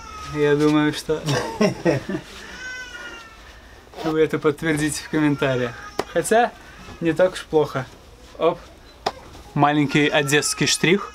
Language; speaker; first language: Russian; native; Russian